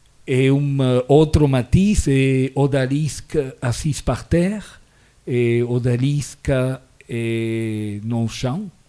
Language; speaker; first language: Portuguese; non-native, fluent; Spanish